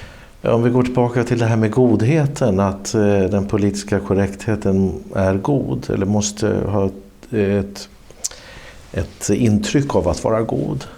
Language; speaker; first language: Swedish; native; Swedish